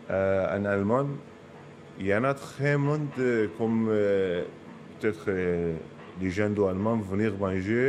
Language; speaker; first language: French; non-native, learner; Arabic